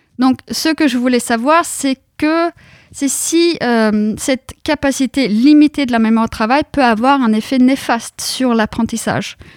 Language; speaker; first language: French; non-native, fluent; Norwegian